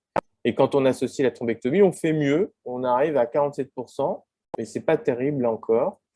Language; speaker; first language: French; native; French